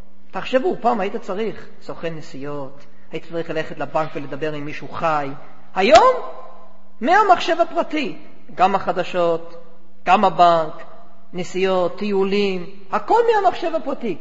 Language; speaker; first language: Hebrew; non-native, fluent; English